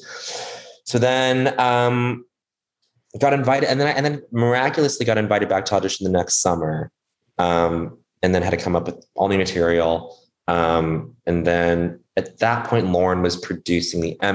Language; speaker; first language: English; native; English